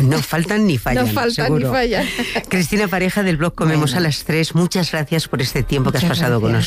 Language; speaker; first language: Spanish; native; Spanish